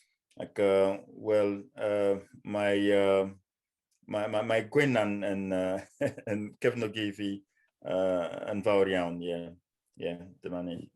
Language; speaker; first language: Welsh; non-native, fluent; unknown